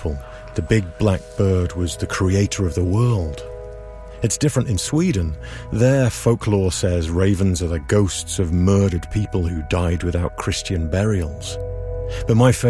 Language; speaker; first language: English; native; English